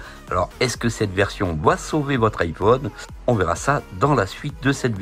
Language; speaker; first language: French; native; French